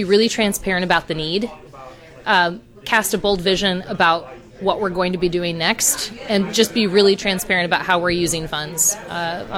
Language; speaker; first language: English; native; English